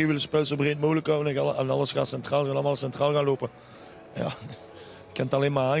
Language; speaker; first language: Dutch; native; Dutch